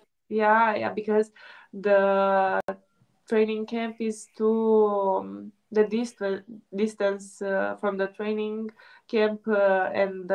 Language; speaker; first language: English; non-native, fluent; Romanian